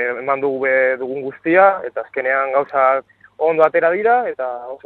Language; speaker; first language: Basque; non-native, local second language; Spanish